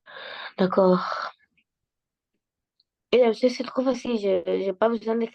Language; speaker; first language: French; non-native, learner; Arabic